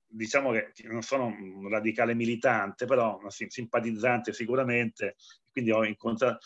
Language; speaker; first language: Italian; native; Italian